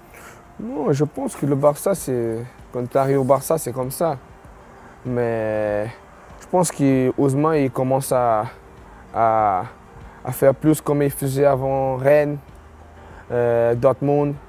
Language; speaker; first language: French; non-native, fluent; Portuguese